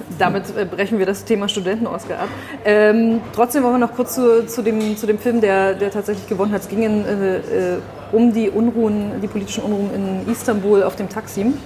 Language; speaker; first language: German; native; German